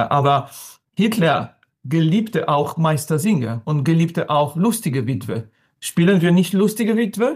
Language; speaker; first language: German; non-native, learner; French